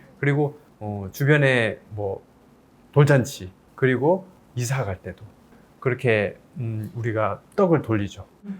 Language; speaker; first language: Korean; native; Korean